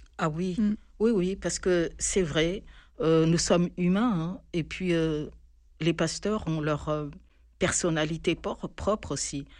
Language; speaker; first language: French; non-native, local second language; Malagasy